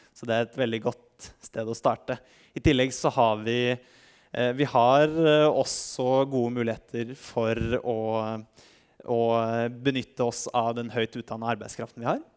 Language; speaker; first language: Norwegian; native; Norwegian